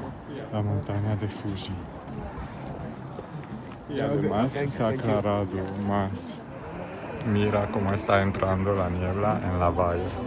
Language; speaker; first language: Spanish; non-native, fluent; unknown